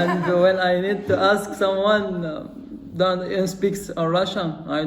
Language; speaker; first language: English; non-native, learner; Arabic